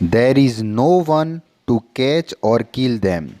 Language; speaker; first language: English; non-native, local second language; Gujarati